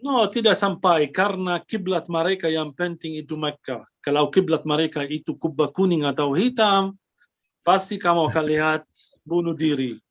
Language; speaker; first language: Indonesian; non-native, fluent; Arabic